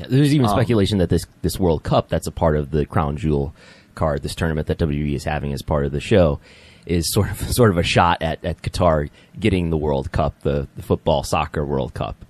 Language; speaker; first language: English; native; English